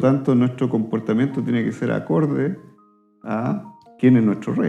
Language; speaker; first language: Spanish; native; Spanish